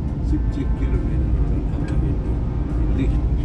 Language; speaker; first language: German; native; German